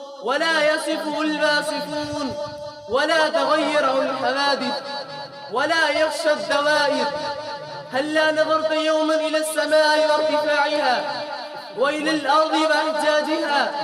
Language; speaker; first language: Arabic; non-native, fluent; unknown